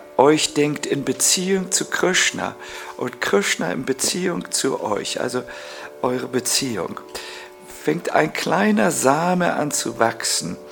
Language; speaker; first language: German; native; German